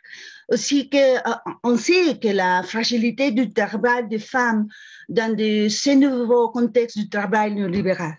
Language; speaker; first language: French; non-native, fluent; Spanish